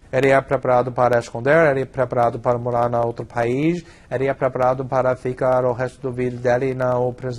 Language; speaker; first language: Portuguese; non-native, fluent; English